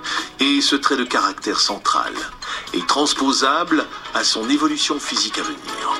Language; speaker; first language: French; native; French